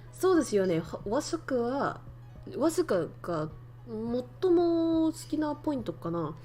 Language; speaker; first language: Japanese; non-native, fluent; Vietnamese